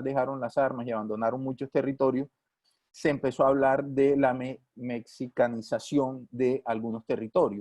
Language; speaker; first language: Spanish; native; Spanish